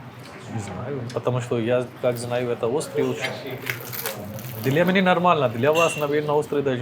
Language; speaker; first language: Russian; non-native, learner; Hindi